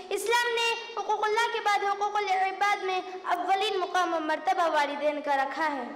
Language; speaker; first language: Urdu; native; Urdu